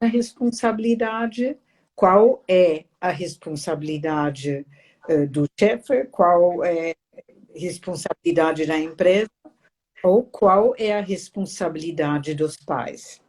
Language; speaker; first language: Portuguese; non-native, fluent; German